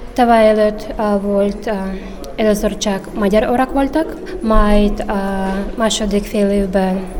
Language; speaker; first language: Hungarian; non-native, learner; Udmurt